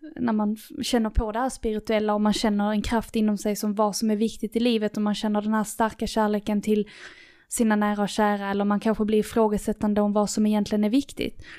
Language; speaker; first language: Swedish; native; Swedish